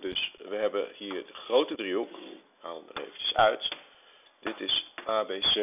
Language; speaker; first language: Dutch; native; Dutch